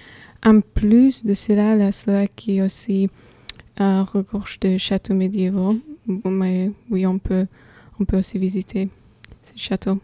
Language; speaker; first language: French; non-native, fluent; Slovak